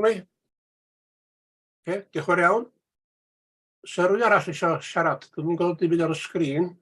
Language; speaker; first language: Welsh; native; Welsh